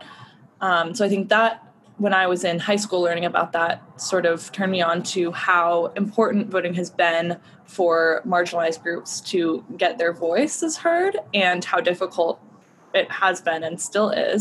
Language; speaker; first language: English; native; English